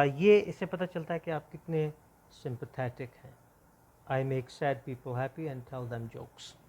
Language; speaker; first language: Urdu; non-native, local second language; Punjabi